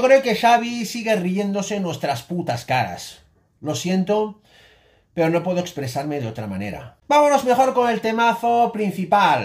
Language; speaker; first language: Spanish; native; Spanish